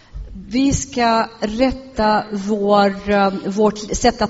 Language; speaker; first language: Swedish; non-native, fluent; Arabic